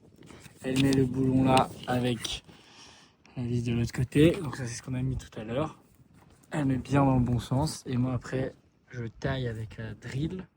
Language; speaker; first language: French; native; French